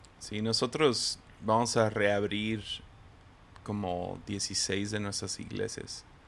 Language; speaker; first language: Spanish; native; Spanish